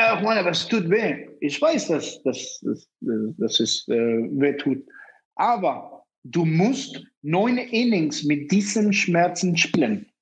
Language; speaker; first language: German; non-native, fluent; Spanish